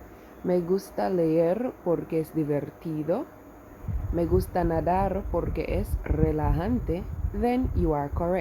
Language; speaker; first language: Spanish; non-native, fluent; English